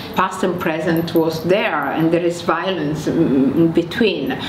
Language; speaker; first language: English; non-native, fluent; Somali